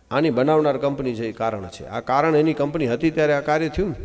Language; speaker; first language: Hindi; non-native, local second language; Gujarati